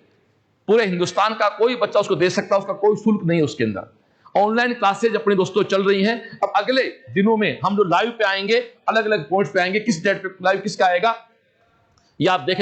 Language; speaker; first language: Hindi; native; Hindi